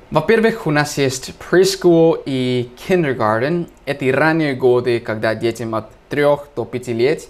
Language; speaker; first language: Russian; non-native, fluent; English